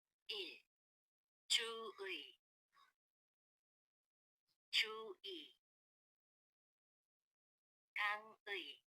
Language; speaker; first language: Korean; non-native, fluent; Urdu